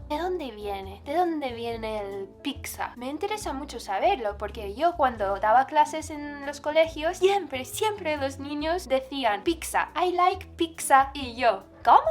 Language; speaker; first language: Spanish; non-native, fluent; English